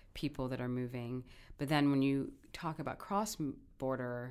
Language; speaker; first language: English; native; English